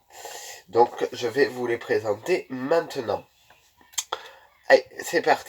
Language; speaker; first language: French; native; French